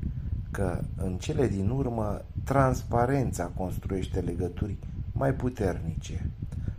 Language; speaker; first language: Romanian; native; Romanian